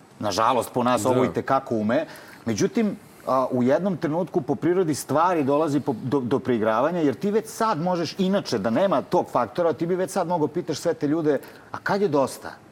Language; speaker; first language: Serbian; native; Serbian